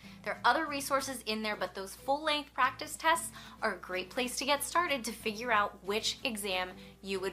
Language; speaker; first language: English; native; English